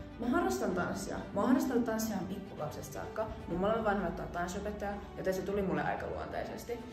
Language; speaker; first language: Finnish; early bilingual, other home language; Spanish